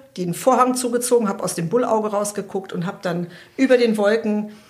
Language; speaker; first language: German; native; German